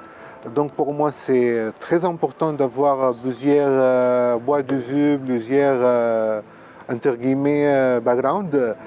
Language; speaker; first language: French; non-native, fluent; Arabic